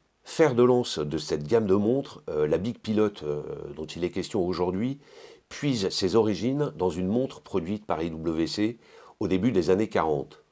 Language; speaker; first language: French; native; French